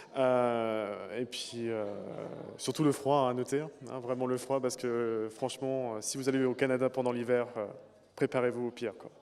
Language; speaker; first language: French; native; French